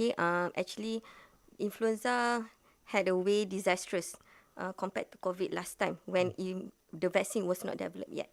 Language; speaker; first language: English; non-native, local second language; Malay